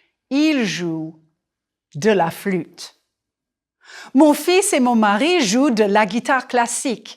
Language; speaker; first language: French; non-native, fluent; English